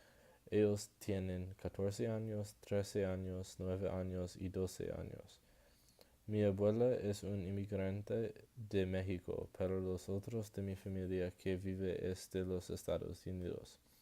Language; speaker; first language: Spanish; non-native, learner; English